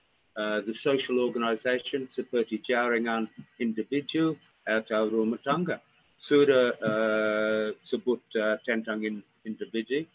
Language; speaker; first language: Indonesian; non-native, fluent; English